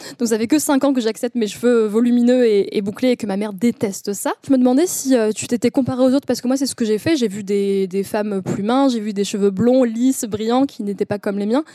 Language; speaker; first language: French; early bilingual, other home language; Arabic